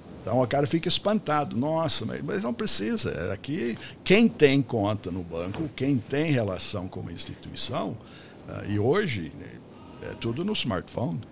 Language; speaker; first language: Portuguese; non-native, fluent; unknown